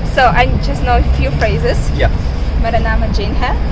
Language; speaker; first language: English; non-native, fluent; Ukrainian